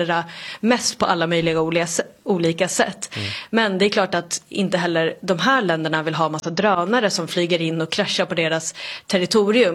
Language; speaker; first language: Swedish; native; Swedish